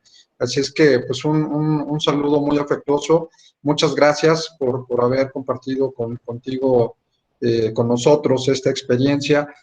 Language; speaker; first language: Spanish; native; Spanish